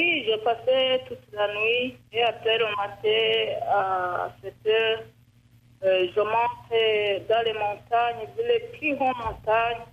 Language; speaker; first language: French; non-native, learner; Rundi